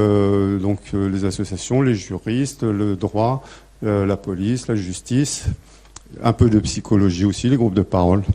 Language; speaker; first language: French; native; French